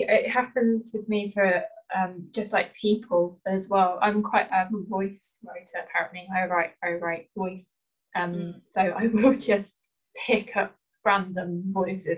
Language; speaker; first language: English; native; English